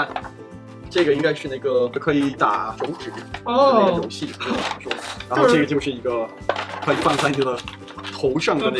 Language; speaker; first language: Chinese; non-native, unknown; Danish